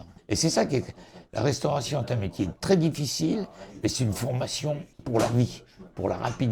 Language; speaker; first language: French; native; French